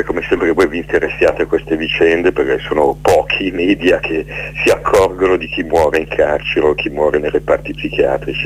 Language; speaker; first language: Italian; native; Italian